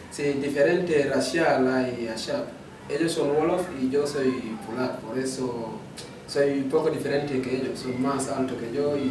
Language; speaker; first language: Spanish; non-native, local second language; Wolof